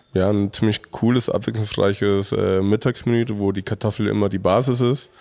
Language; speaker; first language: German; non-native, fluent; Spanish